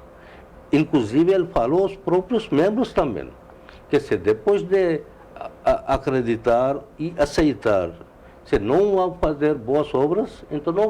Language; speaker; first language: Portuguese; non-native, fluent; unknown